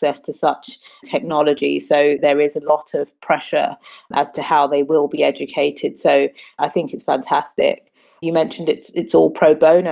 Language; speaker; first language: English; non-native, local second language; Akan